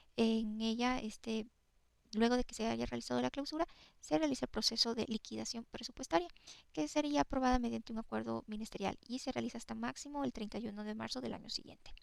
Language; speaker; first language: Spanish; native; Spanish